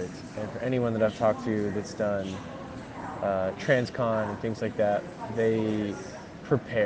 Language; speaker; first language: English; native; English